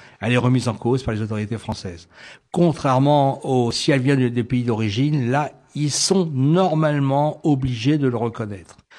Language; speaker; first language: French; native; French